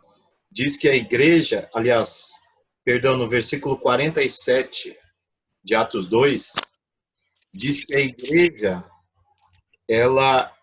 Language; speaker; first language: Portuguese; native; Portuguese